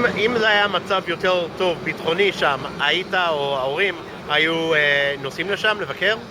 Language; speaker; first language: Hebrew; non-native, fluent; English